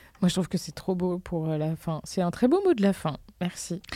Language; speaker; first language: French; native; French